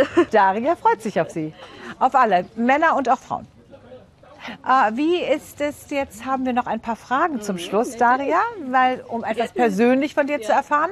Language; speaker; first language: German; native; German